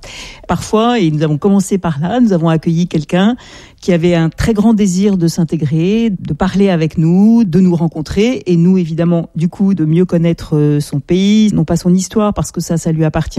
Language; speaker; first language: French; native; French